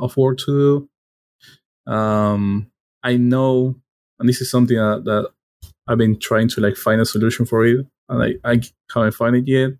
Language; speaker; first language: English; non-native, fluent; Spanish